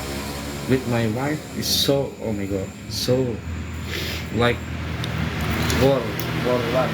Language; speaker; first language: English; non-native, learner; Indonesian